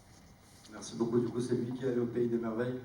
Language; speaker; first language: French; native; French